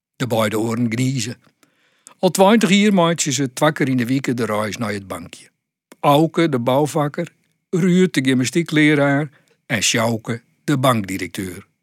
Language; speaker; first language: Dutch; native; Dutch